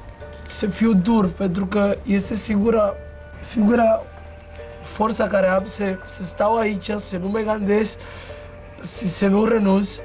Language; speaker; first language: Romanian; non-native, fluent; Spanish